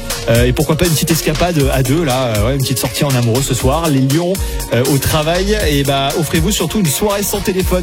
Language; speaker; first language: French; native; French